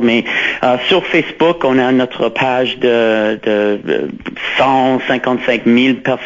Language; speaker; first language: French; non-native, local second language; English